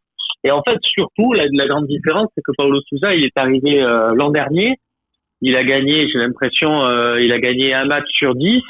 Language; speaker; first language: French; native; French